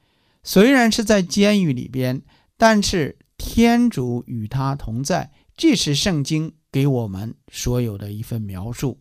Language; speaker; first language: Chinese; native; Chinese